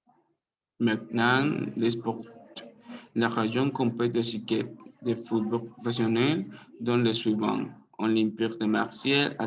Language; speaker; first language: French; non-native, learner; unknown